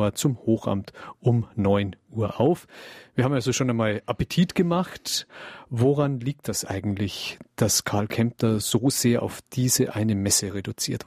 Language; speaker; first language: German; native; German